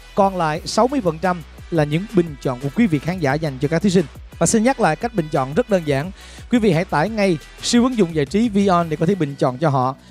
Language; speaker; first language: Vietnamese; native; Vietnamese